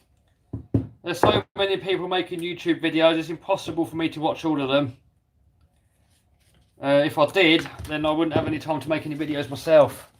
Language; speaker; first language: English; native; English